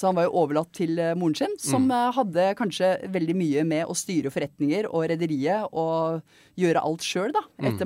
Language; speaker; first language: Norwegian; native; Norwegian